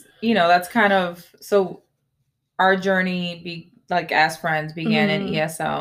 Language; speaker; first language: English; early bilingual, other home language; Spanish